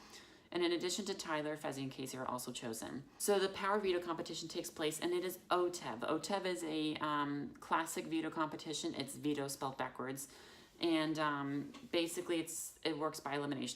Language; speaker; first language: English; native; English